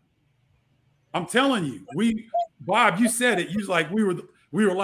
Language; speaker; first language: English; native; English